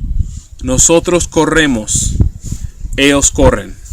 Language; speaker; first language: Spanish; non-native, fluent; English